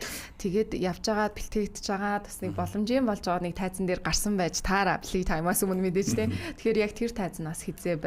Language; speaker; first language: Mongolian; native; Mongolian